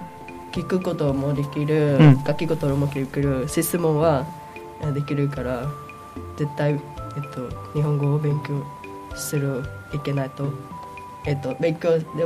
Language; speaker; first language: Japanese; non-native, fluent; Vietnamese